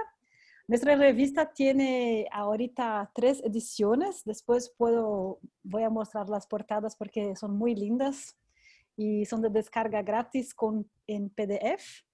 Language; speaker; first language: Spanish; non-native, fluent; Portuguese